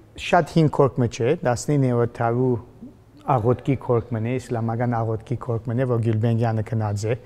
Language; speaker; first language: Armenian; early bilingual, heritage; Armenian